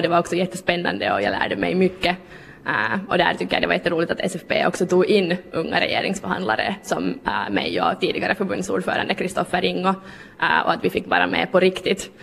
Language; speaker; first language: Swedish; native; Swedish